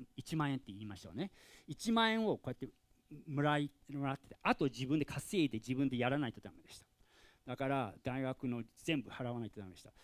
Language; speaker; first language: Japanese; non-native, fluent; English